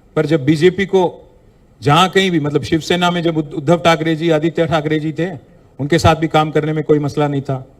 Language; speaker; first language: Hindi; non-native, local second language; Telugu